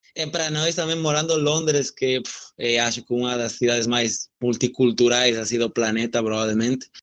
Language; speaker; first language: Portuguese; non-native, learner; Spanish